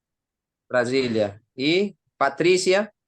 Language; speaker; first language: Portuguese; non-native, learner; Hindi